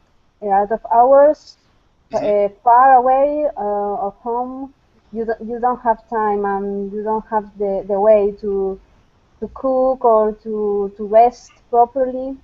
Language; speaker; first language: English; non-native, fluent; Spanish